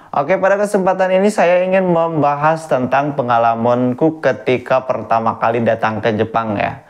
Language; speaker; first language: Indonesian; native; Indonesian